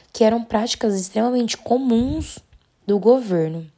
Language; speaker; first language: Portuguese; native; Portuguese